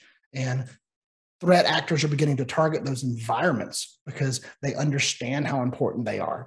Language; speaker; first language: English; native; English